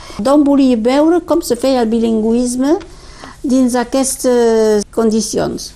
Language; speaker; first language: Catalan; native; Catalan